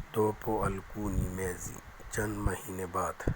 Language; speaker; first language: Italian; non-native, learner; Urdu